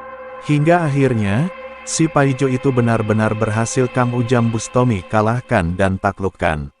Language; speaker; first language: Indonesian; native; Indonesian